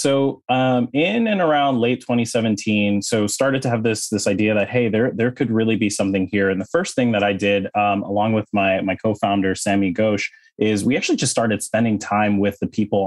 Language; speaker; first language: English; native; English